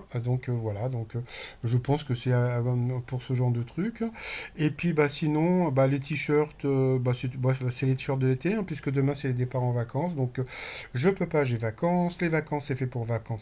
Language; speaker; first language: French; native; French